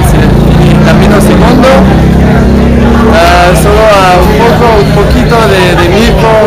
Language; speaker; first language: Spanish; non-native, learner; French